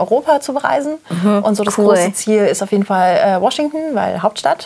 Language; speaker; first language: German; native; German